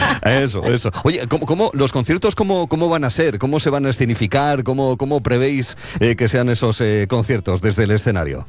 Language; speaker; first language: Spanish; native; Spanish